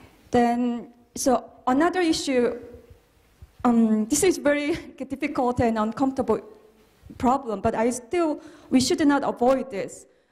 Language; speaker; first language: English; non-native, fluent; Korean